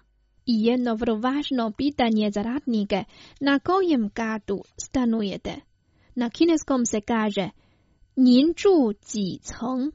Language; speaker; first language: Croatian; non-native, fluent; Chinese